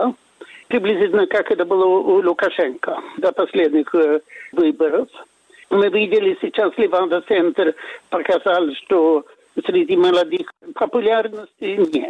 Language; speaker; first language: Russian; non-native, fluent; Swedish